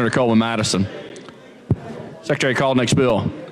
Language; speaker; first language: English; native; English